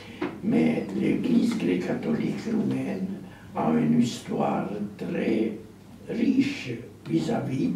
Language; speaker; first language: French; non-native, learner; Romanian